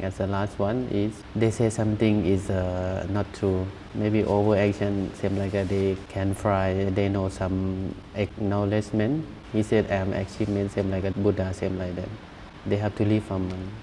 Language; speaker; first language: English; non-native, learner; Thai